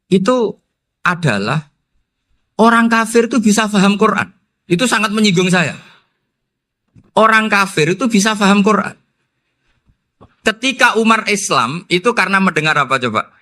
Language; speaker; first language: Indonesian; non-native, local second language; Javanese